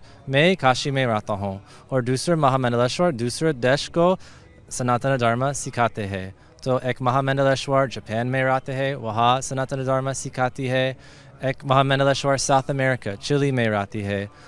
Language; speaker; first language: Hindi; non-native, learner; English